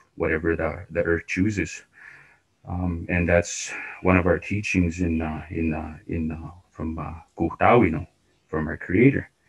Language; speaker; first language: English; non-native, fluent; Cree